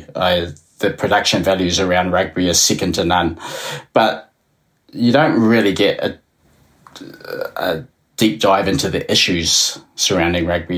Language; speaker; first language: English; native; English